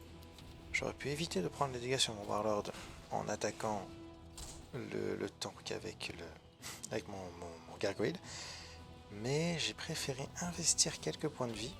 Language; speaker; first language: French; native; French